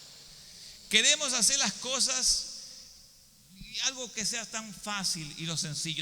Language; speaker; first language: Spanish; native; Spanish